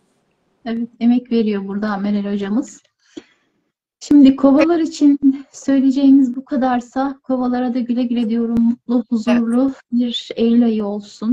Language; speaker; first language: Turkish; native; Turkish